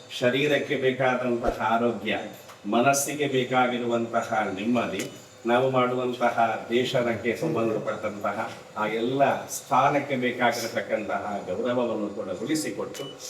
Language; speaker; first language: Kannada; non-native, local second language; Tulu